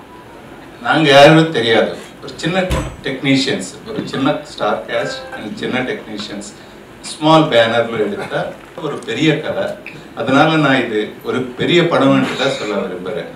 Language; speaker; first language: Tamil; non-native, local second language; Telugu